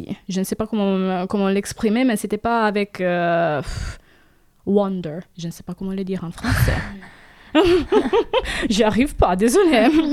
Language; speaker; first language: French; non-native, fluent; Italian